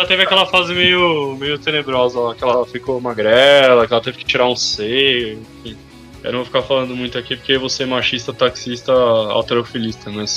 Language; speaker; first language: Portuguese; native; Portuguese